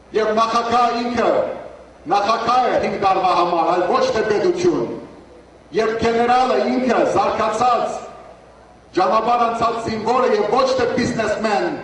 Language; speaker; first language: Armenian; early bilingual, heritage; Armenian